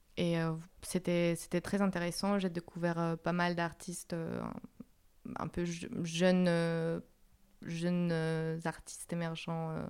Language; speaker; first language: French; non-native, fluent; Spanish